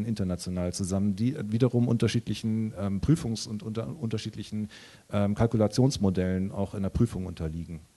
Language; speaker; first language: German; native; German